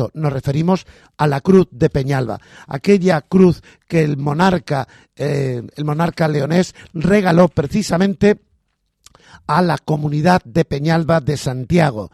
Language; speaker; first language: Spanish; native; Spanish